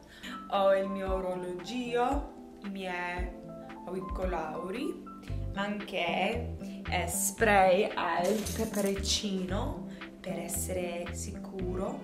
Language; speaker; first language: Italian; non-native, learner; English